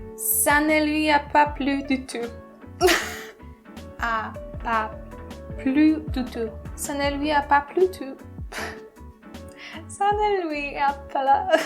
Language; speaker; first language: French; non-native, learner; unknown